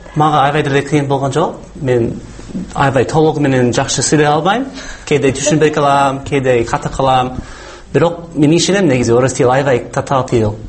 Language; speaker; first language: Kyrgyz; non-native, fluent; English